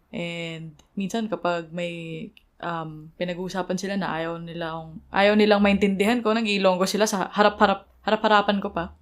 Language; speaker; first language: Filipino; native; Filipino